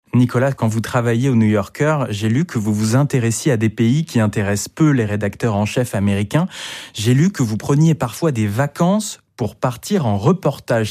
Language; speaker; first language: French; native; French